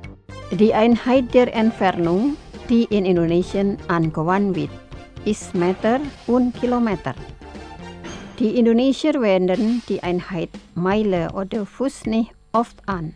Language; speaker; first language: German; non-native, fluent; Indonesian